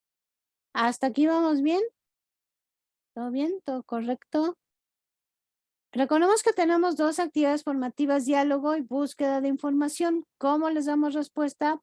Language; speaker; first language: Spanish; native; Spanish